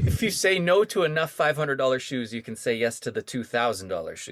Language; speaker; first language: English; native; English